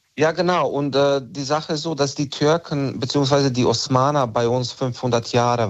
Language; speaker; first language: German; non-native, local second language; Bosnian